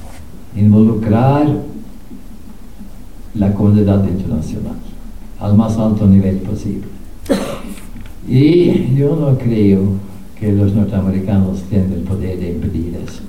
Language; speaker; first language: Spanish; non-native, fluent; Norwegian